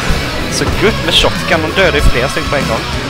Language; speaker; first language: Swedish; native; Swedish